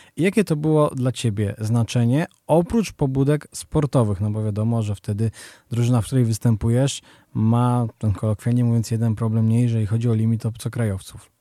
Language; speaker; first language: Polish; native; Polish